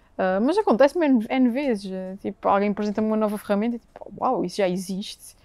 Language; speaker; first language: Portuguese; native; Portuguese